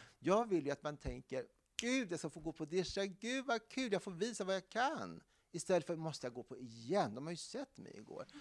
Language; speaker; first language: Swedish; native; Swedish